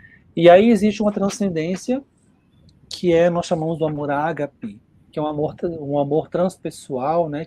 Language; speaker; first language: Portuguese; native; Portuguese